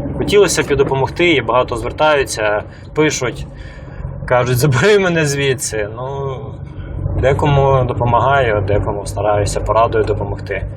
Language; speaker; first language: Ukrainian; native; Ukrainian